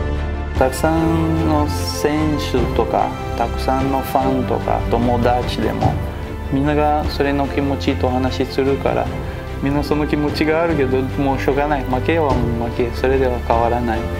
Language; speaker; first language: Japanese; non-native, fluent; Portuguese